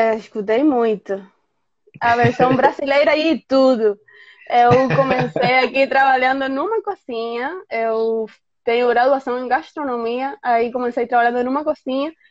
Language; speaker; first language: Portuguese; non-native, fluent; Spanish